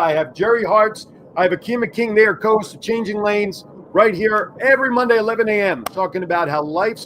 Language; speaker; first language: English; native; English